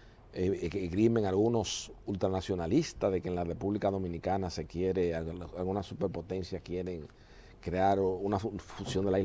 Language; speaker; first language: Spanish; native; Spanish